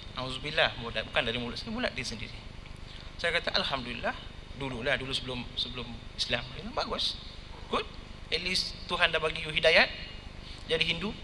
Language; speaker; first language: Malay; non-native, local second language; Tamil